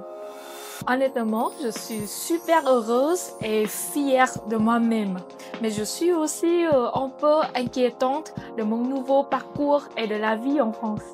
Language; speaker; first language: French; non-native, fluent; Vietnamese